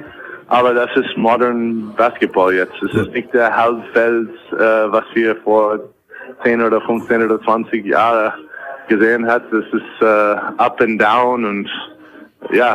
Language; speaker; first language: German; non-native, fluent; English